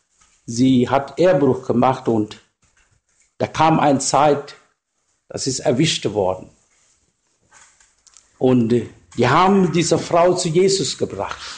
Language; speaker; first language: German; non-native, learner; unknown